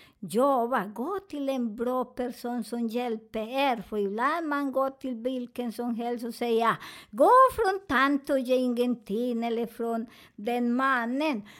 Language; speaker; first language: Swedish; non-native, learner; Spanish